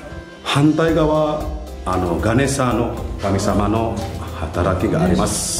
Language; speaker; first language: Japanese; non-native, fluent; Indonesian